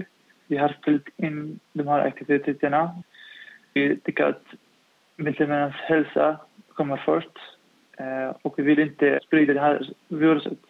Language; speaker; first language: Swedish; non-native, fluent; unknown